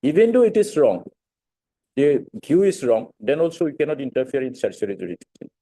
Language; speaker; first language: English; non-native, local second language; Assamese